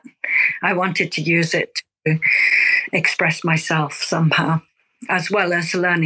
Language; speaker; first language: English; native; English